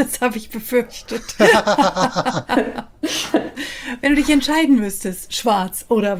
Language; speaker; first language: German; native; German